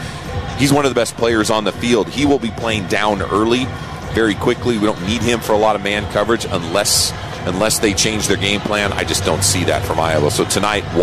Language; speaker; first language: English; native; English